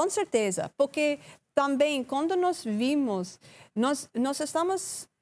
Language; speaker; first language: Portuguese; non-native, learner; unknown